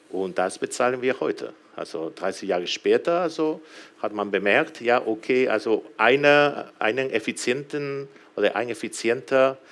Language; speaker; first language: German; non-native, fluent; Galician